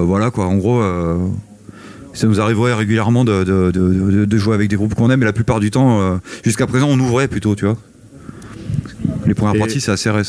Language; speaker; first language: French; native; French